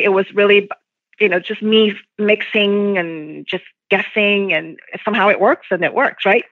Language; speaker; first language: English; non-native, local second language; Cantonese